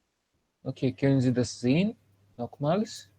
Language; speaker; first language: German; non-native, learner; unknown